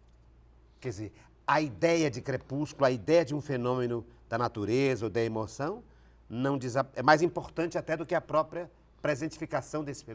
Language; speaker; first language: Portuguese; native; Portuguese